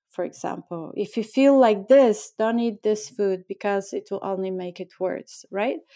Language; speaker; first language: English; non-native, fluent; Bulgarian